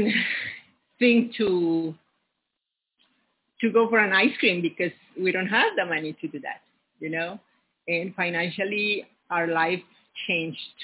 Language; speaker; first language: English; non-native, learner; Spanish